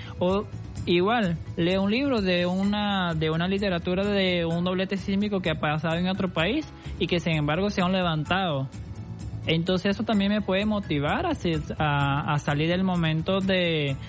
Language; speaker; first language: Spanish; non-native, fluent; Portuguese